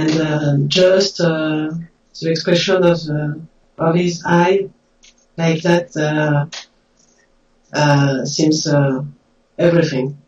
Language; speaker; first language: English; non-native, learner; French